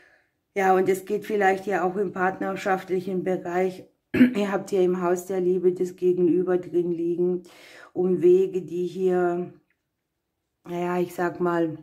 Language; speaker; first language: German; native; German